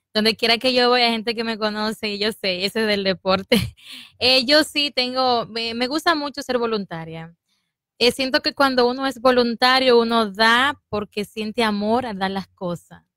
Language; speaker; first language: Spanish; native; Spanish